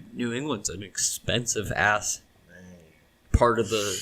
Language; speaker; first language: English; native; English